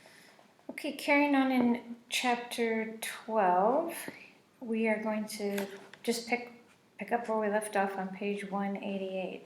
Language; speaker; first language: English; native; English